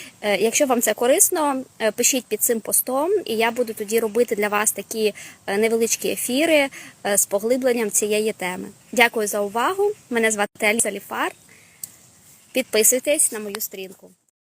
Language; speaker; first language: Ukrainian; non-native, local second language; Russian